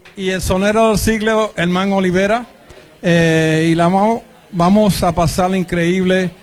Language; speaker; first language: Spanish; early bilingual, heritage; Spanish